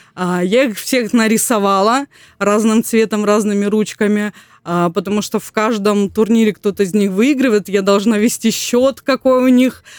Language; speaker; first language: Russian; native; Russian